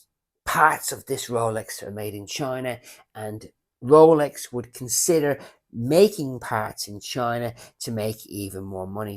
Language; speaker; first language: English; native; English